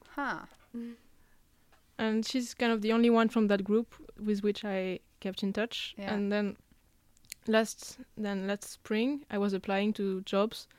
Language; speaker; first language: English; non-native, fluent; French